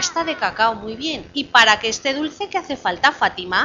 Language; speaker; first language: Spanish; native; Spanish